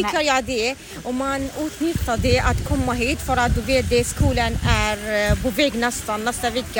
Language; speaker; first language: Swedish; non-native, learner; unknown